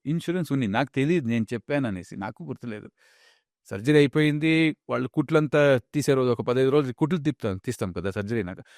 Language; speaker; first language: Telugu; non-native, local second language; Kannada